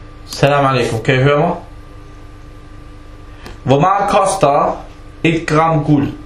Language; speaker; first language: Danish; early bilingual, other home language; Arabic